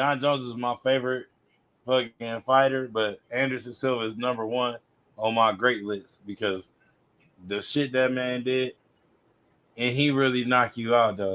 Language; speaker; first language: English; native; English